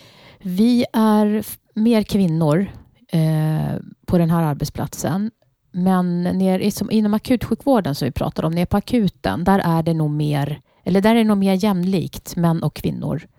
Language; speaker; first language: Swedish; non-native, fluent; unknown